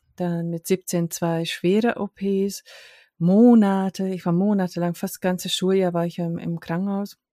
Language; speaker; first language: German; non-native, fluent; Hungarian